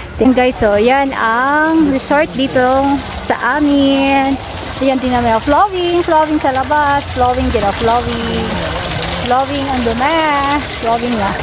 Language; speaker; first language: Filipino; non-native, local second language; Bikol